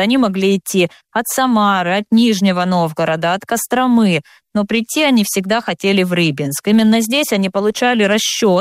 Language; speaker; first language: Russian; native; Russian